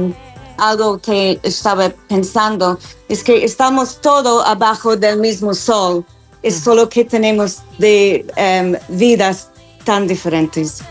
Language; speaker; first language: Spanish; non-native, fluent; English